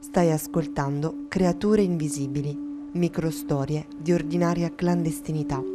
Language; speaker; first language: Italian; non-native, fluent; Arabic